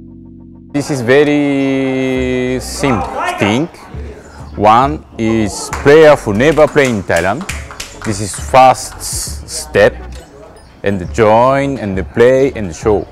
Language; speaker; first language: English; non-native, learner; Japanese